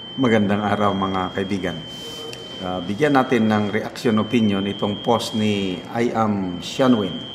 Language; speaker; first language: Filipino; native; Filipino